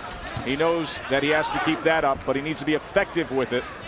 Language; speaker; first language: English; native; English